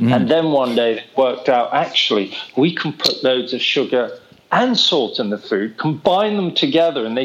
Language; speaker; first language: English; native; English